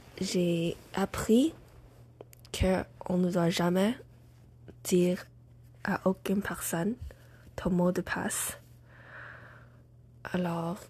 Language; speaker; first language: French; non-native, learner; English